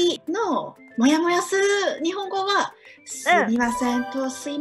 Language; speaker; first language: Japanese; non-native, fluent; Cantonese